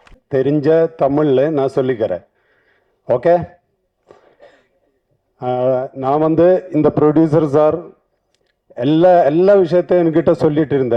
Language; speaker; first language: Tamil; non-native, learner; Malayalam